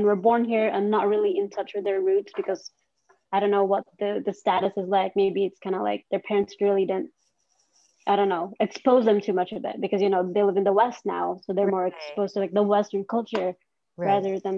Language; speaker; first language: English; non-native, local second language; Cebuano